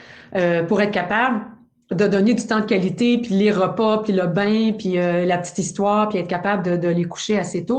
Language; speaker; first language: French; native; French